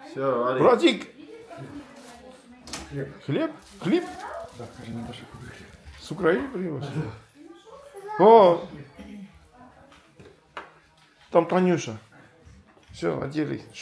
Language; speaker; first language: Russian; non-native, fluent; Armenian